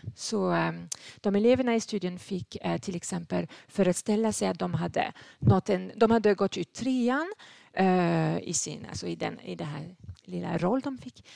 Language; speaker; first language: Swedish; non-native, fluent; French